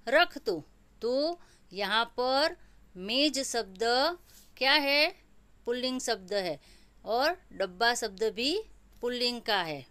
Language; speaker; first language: Hindi; non-native, local second language; Gujarati